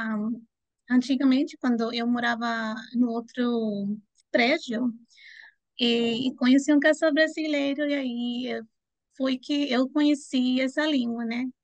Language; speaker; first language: Portuguese; non-native, fluent; Spanish